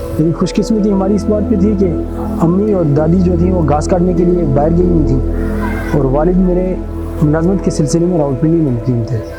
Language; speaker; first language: Urdu; non-native, local second language; Pahari-Potwari